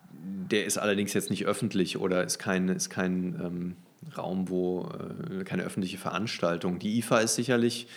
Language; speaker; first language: German; native; German